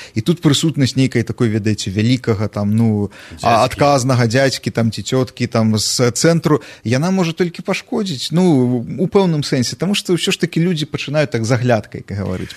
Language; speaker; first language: Belarusian; non-native, local second language; Russian